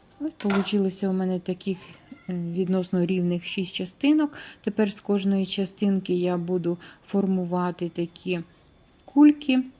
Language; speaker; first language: Ukrainian; native; Ukrainian